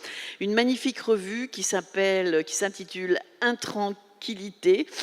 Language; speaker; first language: French; native; French